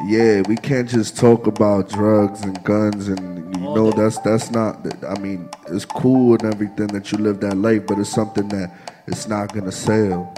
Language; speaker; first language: English; early bilingual, other home language; Spanish